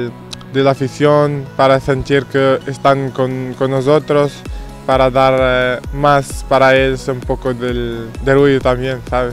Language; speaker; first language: Spanish; non-native, fluent; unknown